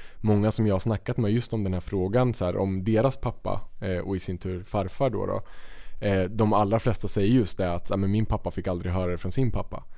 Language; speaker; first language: Swedish; native; Swedish